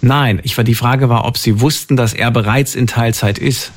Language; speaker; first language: German; native; German